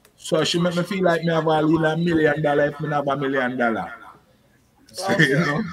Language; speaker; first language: English; non-native, local second language; Jamaican Creole English